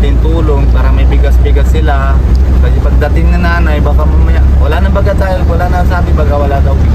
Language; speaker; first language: Filipino; non-native, learner; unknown